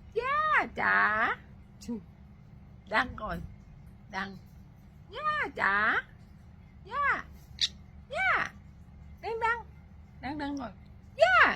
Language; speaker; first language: Thai; native; Thai